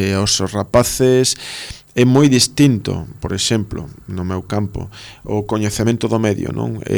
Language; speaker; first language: Galician; non-native, local second language; Spanish